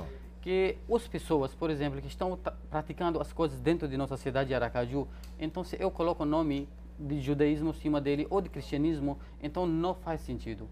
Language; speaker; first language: Portuguese; non-native, fluent; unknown